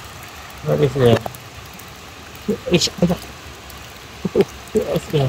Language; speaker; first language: English; non-native, learner; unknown